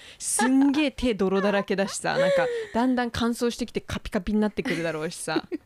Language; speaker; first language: Japanese; early bilingual, heritage; Japanese